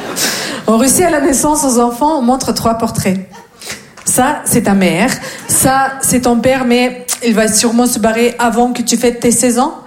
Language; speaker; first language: French; non-native, fluent; Russian